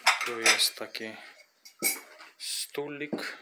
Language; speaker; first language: Polish; non-native, fluent; Russian